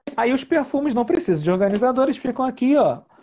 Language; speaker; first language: Portuguese; native; Portuguese